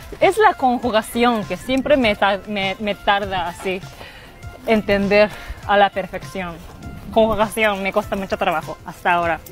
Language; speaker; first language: Spanish; non-native, fluent; Japanese